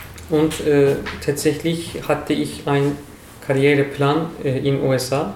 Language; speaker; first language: German; non-native, learner; Turkish